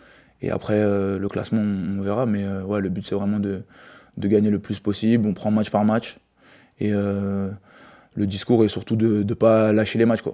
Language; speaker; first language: French; native; French